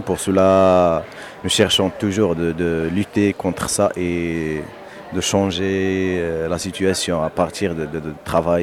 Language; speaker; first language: French; non-native, local second language; Berber languages